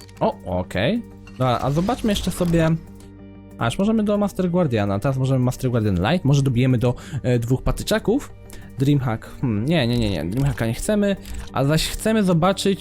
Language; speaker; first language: Polish; native; Polish